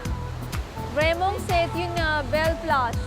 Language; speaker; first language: French; non-native, local second language; Sinhala